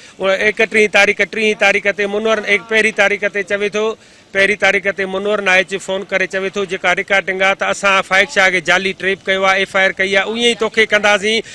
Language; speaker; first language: Sindhi; native; Sindhi